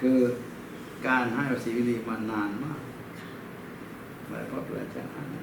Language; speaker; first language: Thai; native; Thai